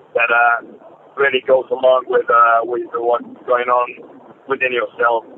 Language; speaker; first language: English; non-native, fluent; Polish